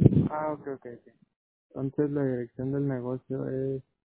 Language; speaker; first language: Spanish; native; Spanish